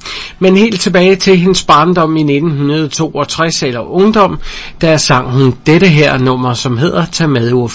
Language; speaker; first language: Danish; native; Danish